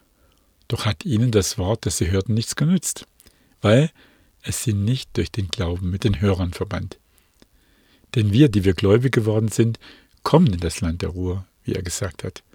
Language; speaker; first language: German; native; German